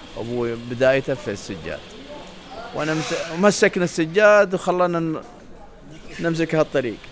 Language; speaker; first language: Arabic; native; Arabic